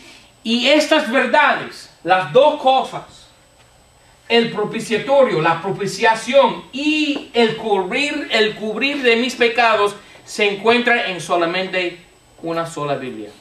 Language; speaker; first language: Spanish; non-native, fluent; English